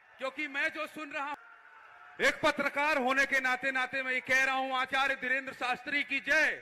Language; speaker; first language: Hindi; native; Hindi